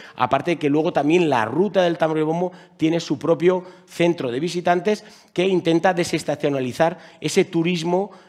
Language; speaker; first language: Spanish; native; Spanish